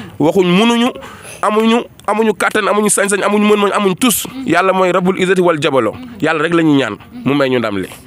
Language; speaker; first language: Wolof; non-native, local second language; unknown